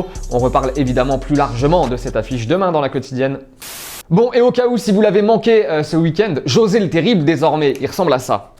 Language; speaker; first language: French; native; French